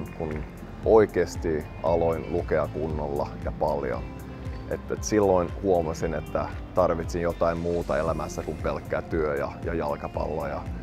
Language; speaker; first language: Finnish; non-native, local second language; Swedish